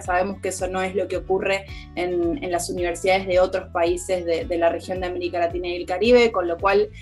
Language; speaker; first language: Spanish; native; Spanish